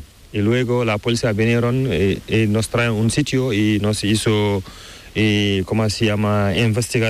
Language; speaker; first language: Spanish; non-native, learner; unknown